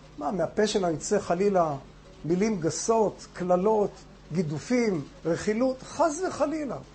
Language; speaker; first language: Hebrew; non-native, fluent; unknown